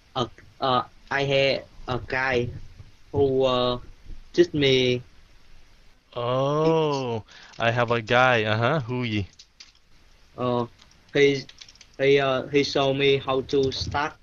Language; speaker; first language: English; non-native, learner; Vietnamese